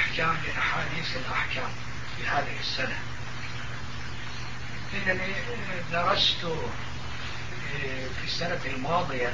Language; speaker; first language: Arabic; non-native, fluent; Turkish